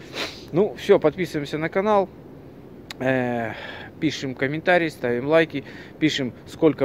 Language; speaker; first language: Russian; native; Russian